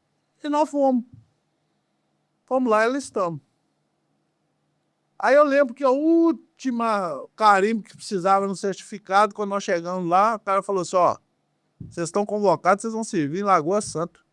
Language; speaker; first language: Portuguese; native; Portuguese